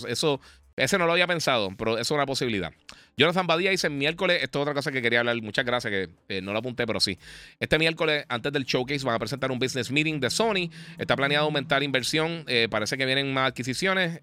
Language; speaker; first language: Spanish; native; Spanish